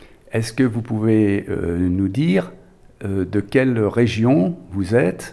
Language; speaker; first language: French; native; French